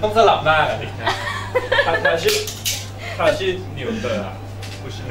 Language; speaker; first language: Chinese; non-native, learner; Thai